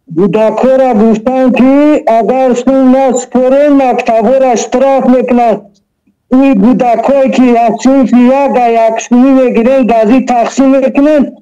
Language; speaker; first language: Tajik; native; Tajik